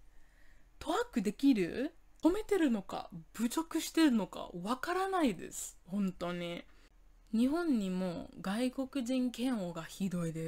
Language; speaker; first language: Japanese; non-native, fluent; English